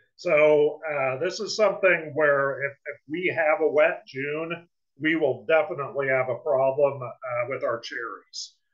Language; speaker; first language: English; native; English